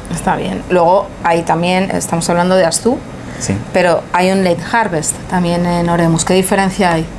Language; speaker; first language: Spanish; native; Spanish